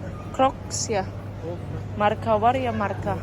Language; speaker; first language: Turkish; non-native, learner; Indonesian